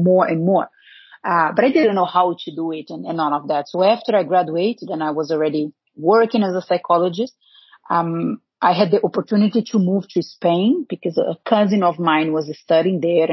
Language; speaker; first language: English; non-native, fluent; Portuguese